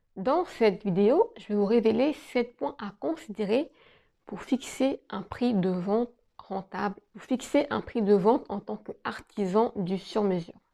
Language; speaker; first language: French; native; French